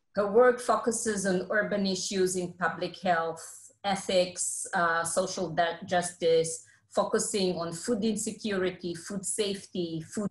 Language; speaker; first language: English; non-native, fluent; Hebrew